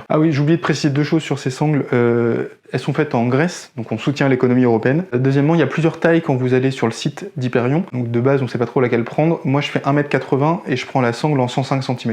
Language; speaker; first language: French; native; French